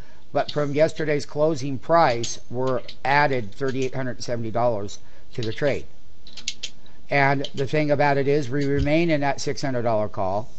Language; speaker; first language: English; native; English